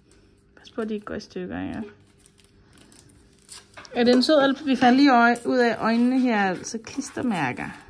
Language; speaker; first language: Danish; native; Danish